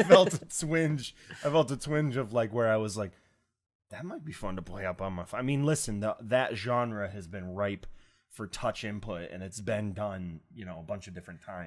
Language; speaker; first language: English; native; English